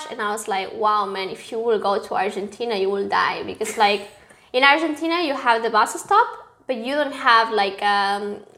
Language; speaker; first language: English; non-native, fluent; Spanish